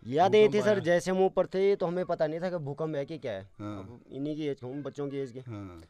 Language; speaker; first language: Hindi; non-native, local second language; Garhwali